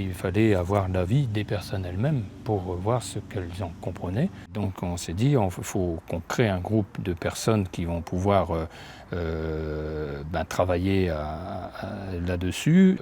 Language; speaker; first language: French; native; French